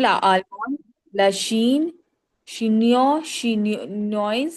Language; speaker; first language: French; non-native, learner; Hindi